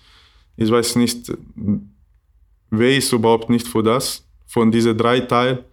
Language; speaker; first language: German; non-native, learner; Bosnian